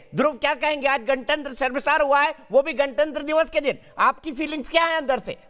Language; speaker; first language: Hindi; native; Hindi